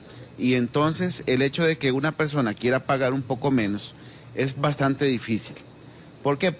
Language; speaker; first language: Spanish; native; Spanish